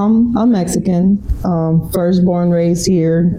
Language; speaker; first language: English; native; English